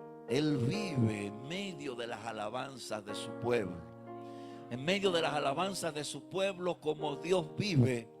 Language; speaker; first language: Spanish; native; Spanish